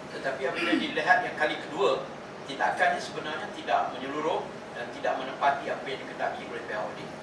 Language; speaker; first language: Malay; native; Malay